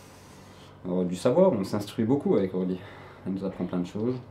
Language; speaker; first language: French; native; French